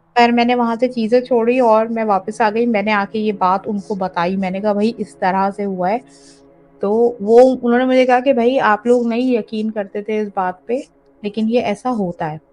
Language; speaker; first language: Urdu; native; Urdu